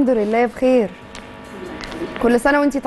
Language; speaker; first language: Arabic; native; Arabic